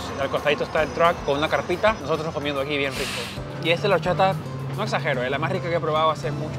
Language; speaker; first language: Spanish; native; Spanish